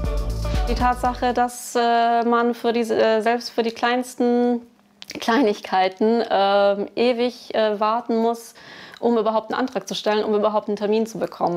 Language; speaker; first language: German; early bilingual, other home language; Polish